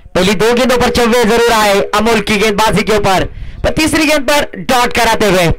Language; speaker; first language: Hindi; non-native, local second language; Marathi